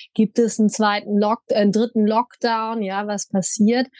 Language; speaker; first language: German; native; German